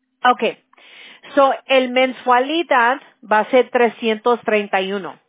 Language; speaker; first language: Spanish; early bilingual, heritage; Spanish